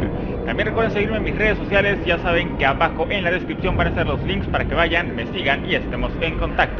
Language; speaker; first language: Spanish; native; Spanish